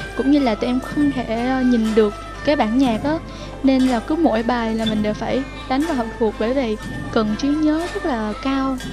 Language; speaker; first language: Vietnamese; native; Vietnamese